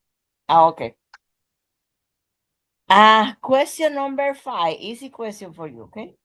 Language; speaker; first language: English; non-native, learner; Spanish